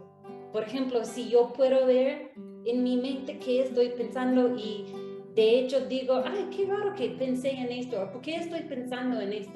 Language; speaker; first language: Spanish; non-native, fluent; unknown